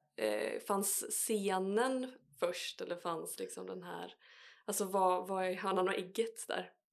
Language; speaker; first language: Swedish; native; Swedish